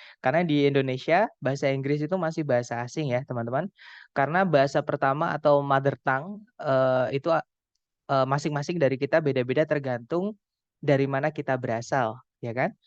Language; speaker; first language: Indonesian; non-native, local second language; Javanese